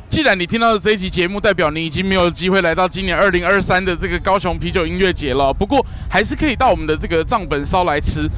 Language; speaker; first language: Chinese; native; Chinese